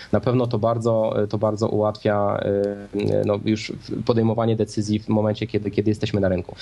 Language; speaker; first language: Polish; native; Polish